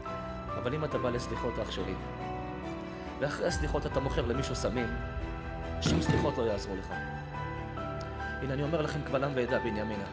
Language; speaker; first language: Hebrew; native; Hebrew